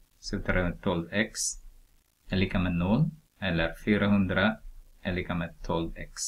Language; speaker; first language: Swedish; non-native, fluent; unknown